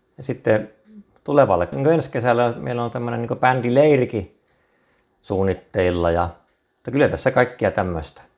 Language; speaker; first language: Finnish; native; Finnish